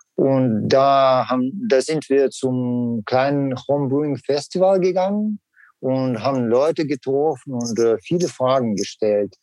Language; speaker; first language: German; non-native, learner; Russian